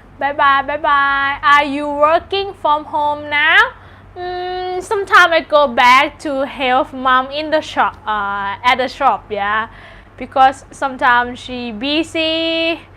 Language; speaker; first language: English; non-native, learner; Thai